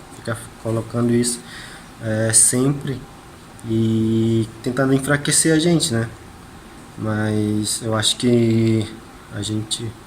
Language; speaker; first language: Portuguese; non-native, local second language; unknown